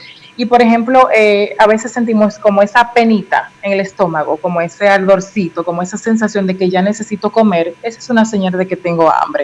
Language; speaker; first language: Spanish; native; Spanish